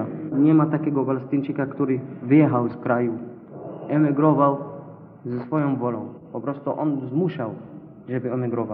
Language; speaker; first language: Polish; non-native, learner; Arabic